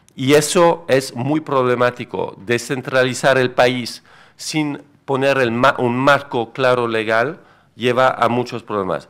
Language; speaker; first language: Spanish; non-native, fluent; French